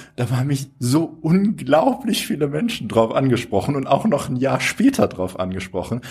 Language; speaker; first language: German; native; German